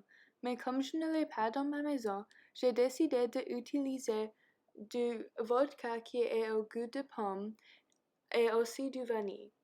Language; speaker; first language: French; non-native, learner; English